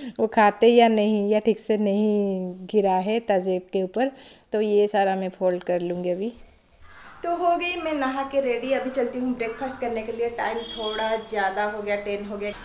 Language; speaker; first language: Hindi; non-native, local second language; Odia